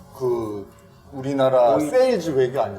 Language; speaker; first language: Korean; native; Korean